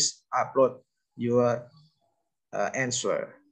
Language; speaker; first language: English; non-native, learner; Indonesian